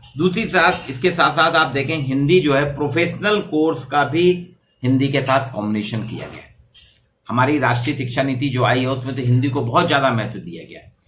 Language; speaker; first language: Hindi; native; Hindi